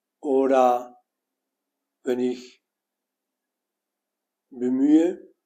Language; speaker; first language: German; non-native, learner; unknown